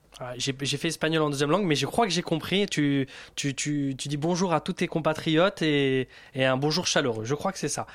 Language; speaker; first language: French; native; French